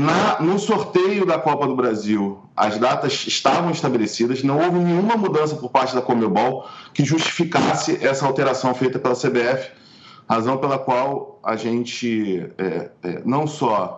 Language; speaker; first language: Portuguese; native; Portuguese